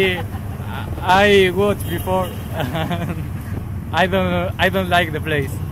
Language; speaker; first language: English; non-native, learner; Spanish